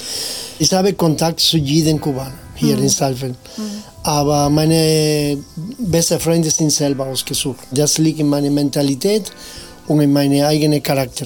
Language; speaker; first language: German; non-native, fluent; Spanish